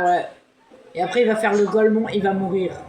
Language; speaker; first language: French; native; French